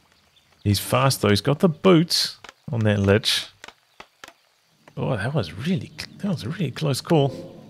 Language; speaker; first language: English; native; English